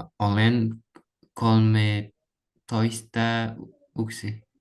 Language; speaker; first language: Finnish; non-native, learner; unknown